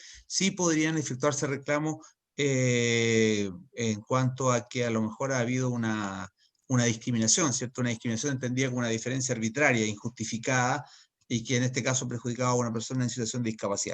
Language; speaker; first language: Spanish; native; Spanish